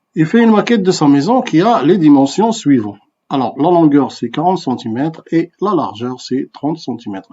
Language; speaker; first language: French; non-native, local second language; Arabic